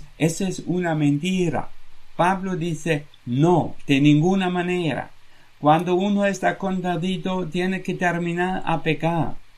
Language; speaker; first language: Spanish; non-native, fluent; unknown